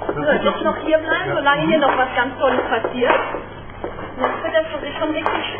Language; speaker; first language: German; native; German